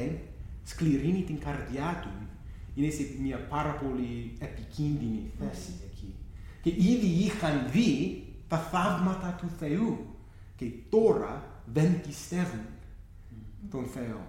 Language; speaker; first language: Greek; non-native, fluent; English